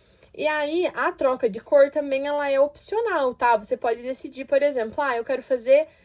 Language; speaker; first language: Portuguese; native; Portuguese